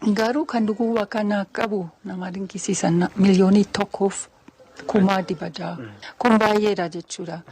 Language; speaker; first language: Oromo; non-native, fluent; German